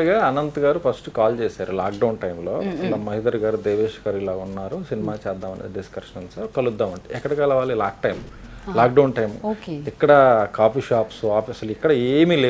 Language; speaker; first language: Telugu; native; Telugu